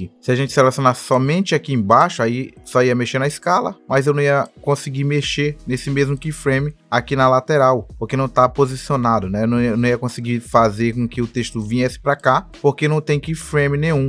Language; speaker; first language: Portuguese; native; Portuguese